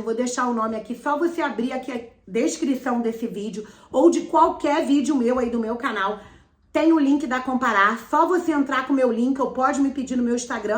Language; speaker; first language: Portuguese; native; Portuguese